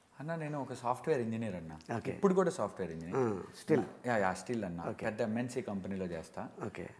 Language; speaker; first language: Telugu; native; Telugu